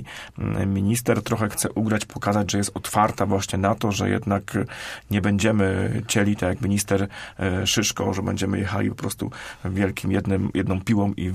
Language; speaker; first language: Polish; native; Polish